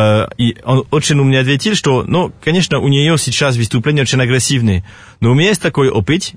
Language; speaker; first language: Russian; non-native, fluent; French